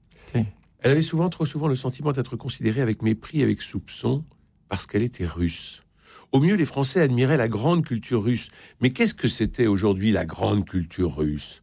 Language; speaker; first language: French; native; French